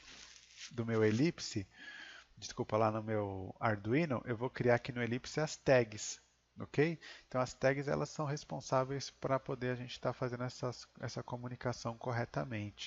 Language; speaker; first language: Portuguese; native; Portuguese